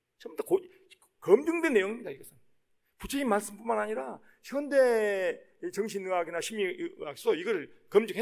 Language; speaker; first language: Korean; native; Korean